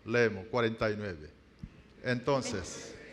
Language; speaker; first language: Spanish; non-native, learner; Korean